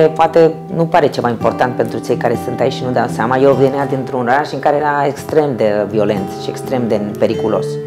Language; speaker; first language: Romanian; non-native, fluent; Spanish